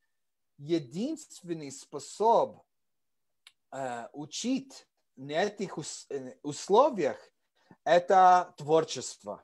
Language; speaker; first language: Russian; non-native, learner; English